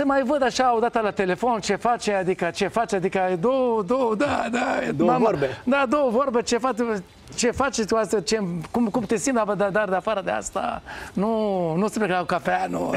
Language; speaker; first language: Romanian; non-native, fluent; Hebrew